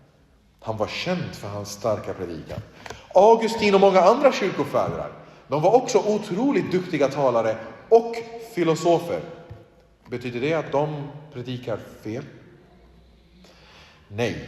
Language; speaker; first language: Swedish; early bilingual, other home language; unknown